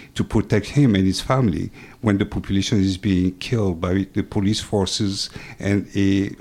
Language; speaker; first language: English; non-native, fluent; French